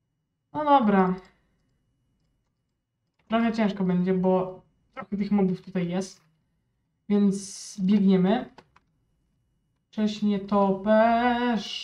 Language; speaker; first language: Polish; native; Polish